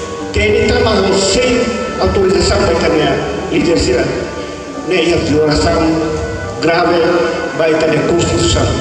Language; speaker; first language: Portuguese; non-native, learner; Tetum